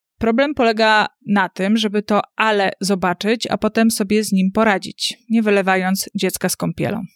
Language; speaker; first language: Polish; native; Polish